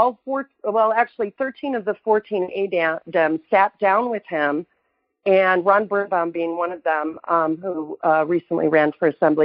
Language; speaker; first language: English; native; English